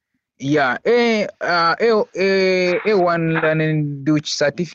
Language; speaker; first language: German; non-native, learner; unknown